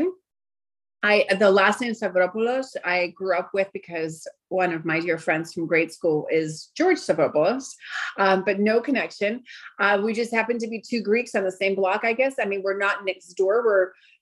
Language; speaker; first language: English; early bilingual, other home language; Greek